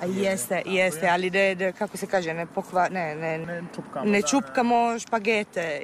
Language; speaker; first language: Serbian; non-native, fluent; Italian